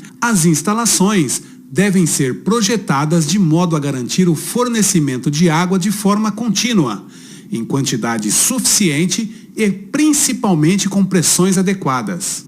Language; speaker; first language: Portuguese; native; Portuguese